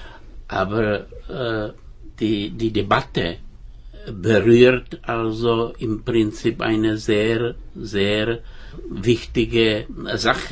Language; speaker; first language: German; non-native, fluent; Czech